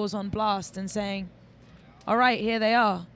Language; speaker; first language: English; native; English